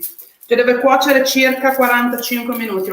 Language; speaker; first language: Italian; native; Italian